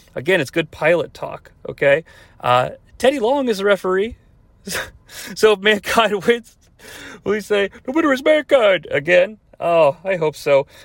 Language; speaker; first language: English; native; English